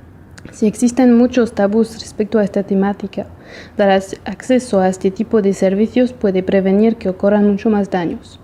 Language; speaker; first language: Spanish; non-native, fluent; Portuguese